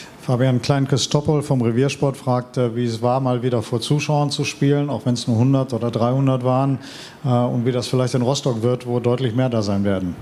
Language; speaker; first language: German; native; German